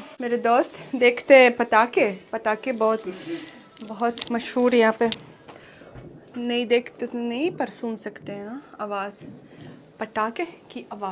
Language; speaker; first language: Hindi; non-native, fluent; Russian